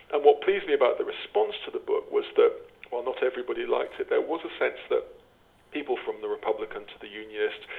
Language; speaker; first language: English; native; English